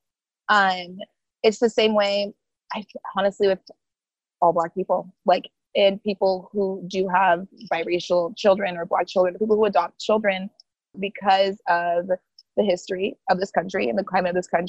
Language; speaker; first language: English; early bilingual, other home language; Haitian Creole